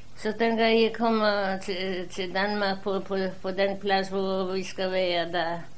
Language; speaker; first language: Danish; non-native, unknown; Polish